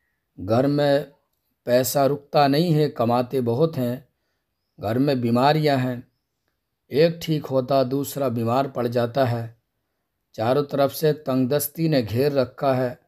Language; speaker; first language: Urdu; native; Urdu